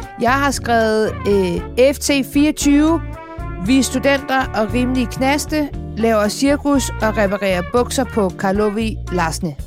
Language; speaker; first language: Danish; native; Danish